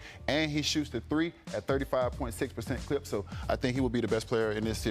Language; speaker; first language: English; native; English